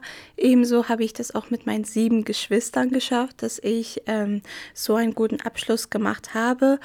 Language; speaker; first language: German; early bilingual, other home language; Arabic